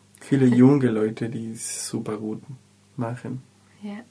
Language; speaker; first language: German; non-native, learner; Spanish